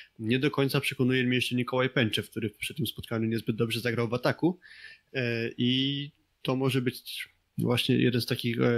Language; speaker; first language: Polish; native; Polish